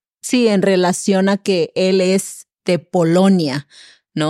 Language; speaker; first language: Spanish; native; Spanish